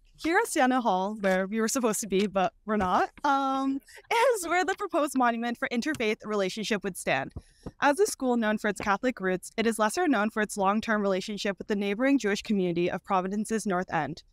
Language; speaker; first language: English; native; English